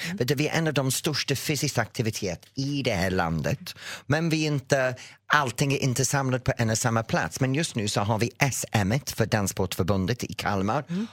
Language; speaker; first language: Swedish; non-native, fluent; English